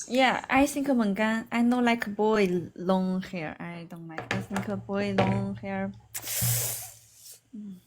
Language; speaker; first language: English; non-native, learner; Chinese